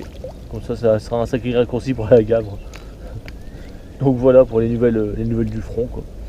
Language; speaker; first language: French; native; French